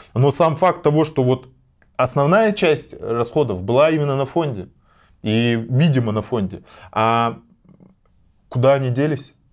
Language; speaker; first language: Russian; native; Russian